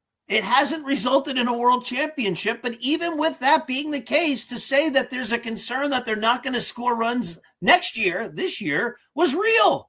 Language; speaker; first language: English; native; English